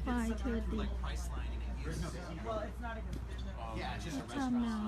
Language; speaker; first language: English; non-native, learner; Thai